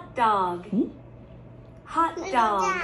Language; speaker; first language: English; non-native, learner; Thai